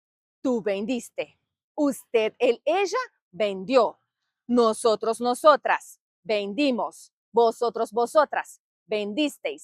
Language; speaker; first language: Spanish; non-native, fluent; Portuguese